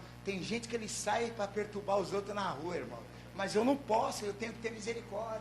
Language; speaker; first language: Portuguese; native; Portuguese